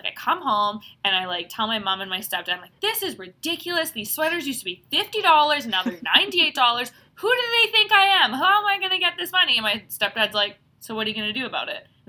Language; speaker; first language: English; non-native, fluent; Hungarian